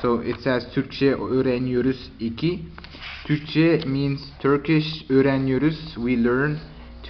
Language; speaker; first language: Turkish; non-native, learner; French